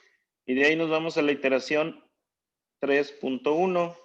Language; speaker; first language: Spanish; native; Spanish